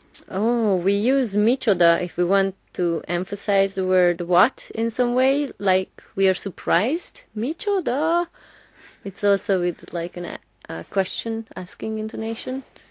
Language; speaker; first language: English; non-native, fluent; Hungarian